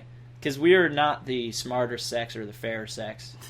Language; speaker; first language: English; native; English